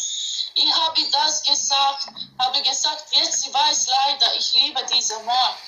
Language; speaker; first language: German; non-native, learner; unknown